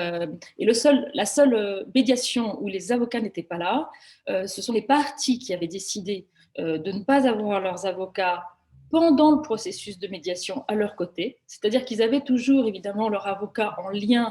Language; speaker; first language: French; native; French